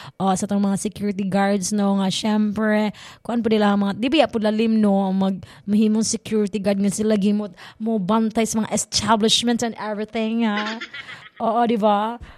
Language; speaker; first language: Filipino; non-native, local second language; Cebuano